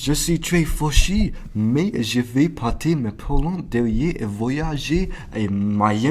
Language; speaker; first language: French; non-native, learner; English